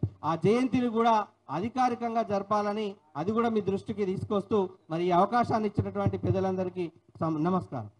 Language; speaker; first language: Telugu; native; Telugu